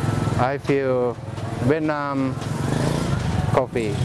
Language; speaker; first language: English; non-native, learner; Thai